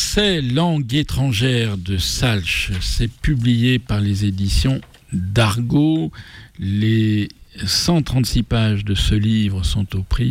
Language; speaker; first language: French; native; French